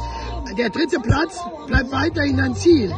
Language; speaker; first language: German; native; German